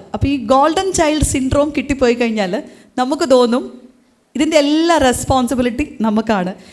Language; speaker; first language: Malayalam; native; Malayalam